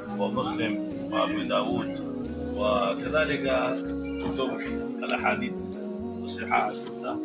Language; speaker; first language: Arabic; non-native, fluent; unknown